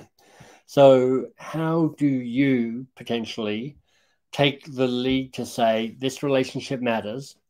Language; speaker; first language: English; native; English